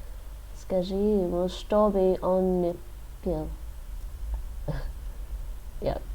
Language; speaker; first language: Russian; non-native, learner; English